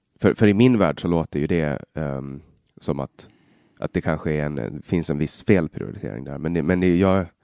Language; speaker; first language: Swedish; native; Swedish